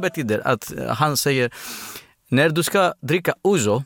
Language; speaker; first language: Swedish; non-native, fluent; Greek